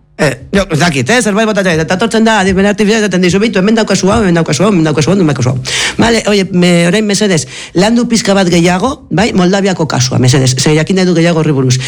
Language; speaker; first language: Basque; non-native, local second language; Spanish